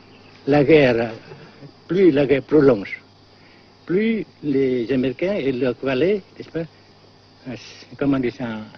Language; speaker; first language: French; non-native, local second language; Vietnamese